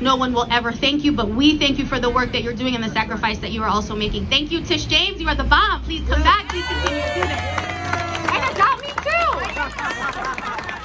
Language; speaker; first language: English; early bilingual, other home language; Spanish